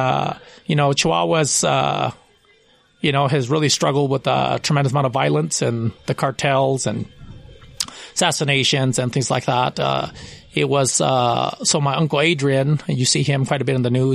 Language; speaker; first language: English; non-native, fluent; Spanish